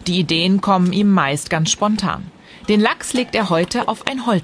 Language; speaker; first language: German; native; German